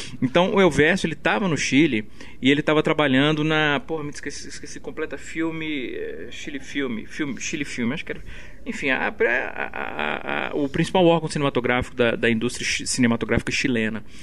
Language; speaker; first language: Portuguese; native; Portuguese